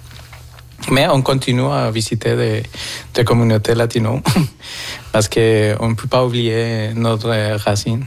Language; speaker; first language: French; non-native, fluent; Spanish